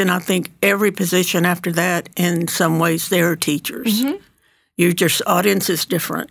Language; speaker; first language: English; early bilingual, other home language; Spanish